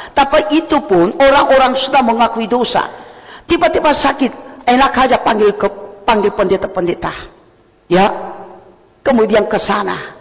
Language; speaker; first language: Indonesian; non-native, fluent; Korean